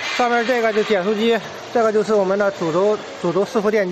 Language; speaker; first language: Chinese; native; Chinese